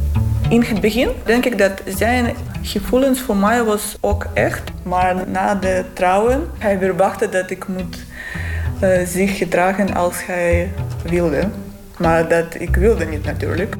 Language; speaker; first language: Dutch; non-native, learner; Russian